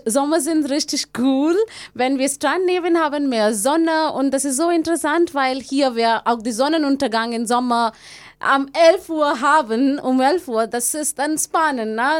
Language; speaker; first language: German; non-native, learner; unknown